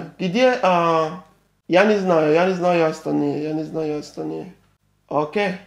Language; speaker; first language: Russian; non-native, learner; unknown